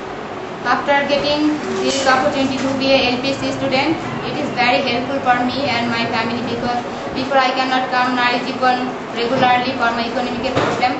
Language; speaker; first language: English; non-native, learner; Bangla